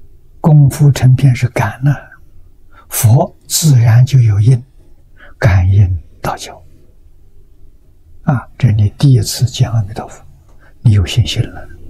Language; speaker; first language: Chinese; native; Chinese